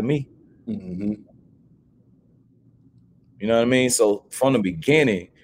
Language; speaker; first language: English; native; English